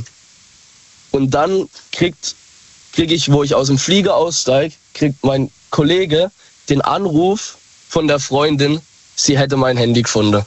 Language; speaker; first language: German; native; German